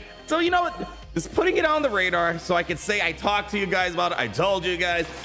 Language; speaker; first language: English; native; English